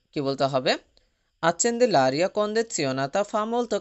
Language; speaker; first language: Italian; non-native, fluent; Bangla